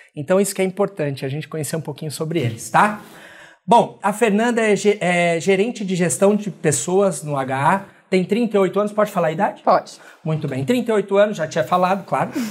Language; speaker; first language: Portuguese; native; Portuguese